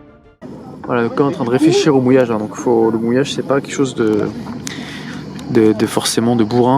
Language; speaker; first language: French; native; French